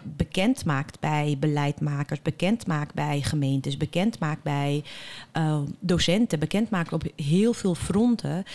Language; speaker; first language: Dutch; early bilingual, other home language; Bosnian